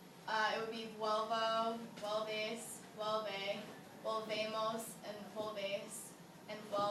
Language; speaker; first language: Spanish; non-native, learner; English